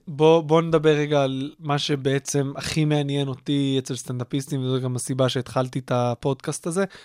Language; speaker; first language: Hebrew; native; Hebrew